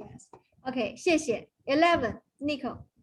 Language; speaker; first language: English; non-native, fluent; Chinese